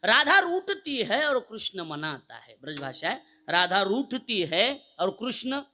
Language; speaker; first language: Hindi; non-native, local second language; Marathi